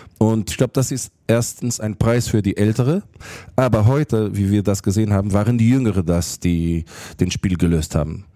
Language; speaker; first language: German; non-native, learner; Portuguese